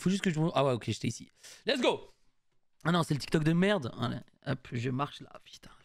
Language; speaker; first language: French; native; French